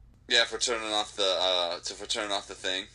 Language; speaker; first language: English; native; English